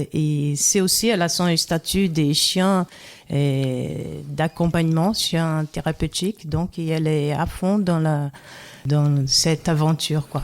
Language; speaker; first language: French; non-native, fluent; Portuguese